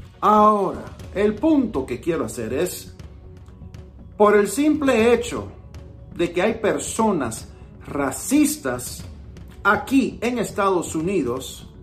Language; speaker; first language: Spanish; early bilingual, heritage; Spanish